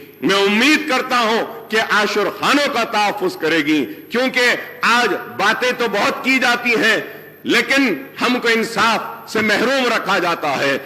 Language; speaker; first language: Urdu; native; Urdu